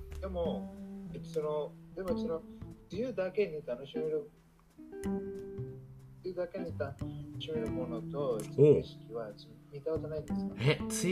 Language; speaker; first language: Japanese; non-native, learner; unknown